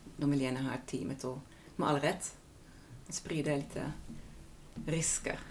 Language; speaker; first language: Swedish; non-native, fluent; Dutch